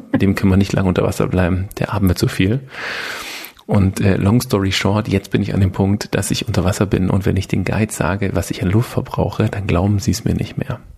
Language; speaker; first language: German; native; German